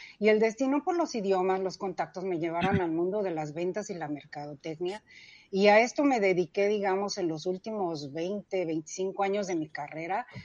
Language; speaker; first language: Spanish; early bilingual, other home language; Cantonese